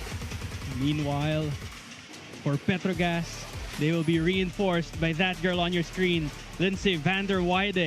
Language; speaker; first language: English; non-native, local second language; Filipino